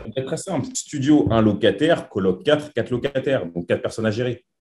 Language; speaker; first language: French; native; French